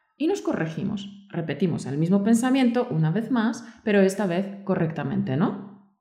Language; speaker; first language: Spanish; native; Spanish